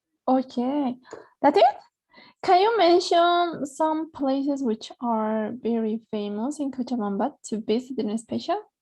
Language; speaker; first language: English; non-native, fluent; Spanish